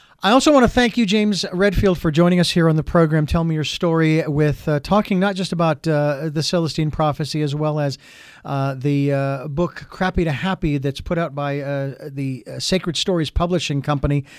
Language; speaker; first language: English; native; English